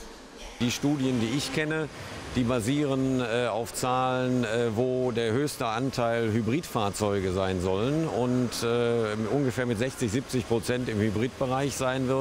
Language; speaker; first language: German; native; German